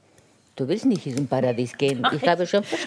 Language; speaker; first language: German; non-native, fluent; Italian